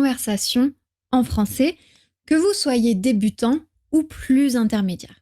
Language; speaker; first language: French; native; French